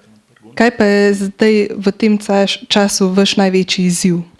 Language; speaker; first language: Slovenian; native; Slovenian